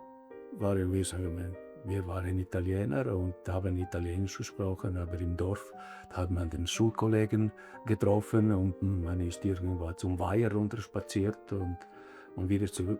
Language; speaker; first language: German; early bilingual, other home language; Italian